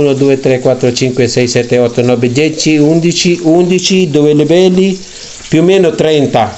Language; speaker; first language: Italian; non-native, learner; Filipino